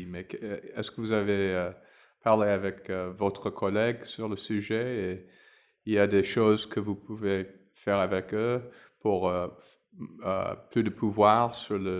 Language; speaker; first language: French; non-native, learner; English